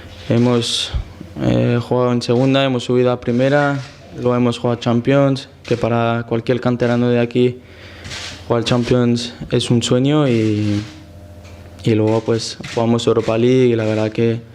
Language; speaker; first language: Spanish; non-native, fluent; French